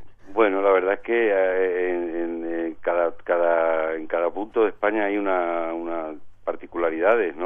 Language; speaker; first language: Spanish; native; Spanish